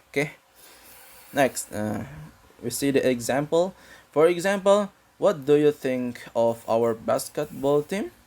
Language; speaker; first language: English; non-native, fluent; Indonesian